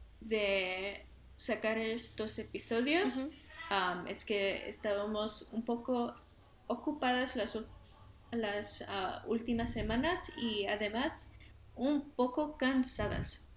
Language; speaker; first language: Spanish; early bilingual, heritage; Spanish